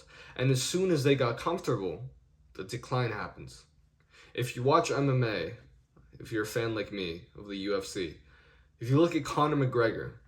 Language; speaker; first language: English; native; English